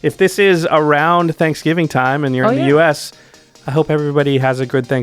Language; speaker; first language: English; native; English